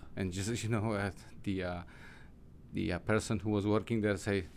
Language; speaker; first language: English; non-native, learner; Polish